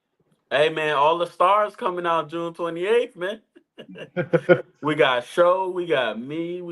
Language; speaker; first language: English; native; English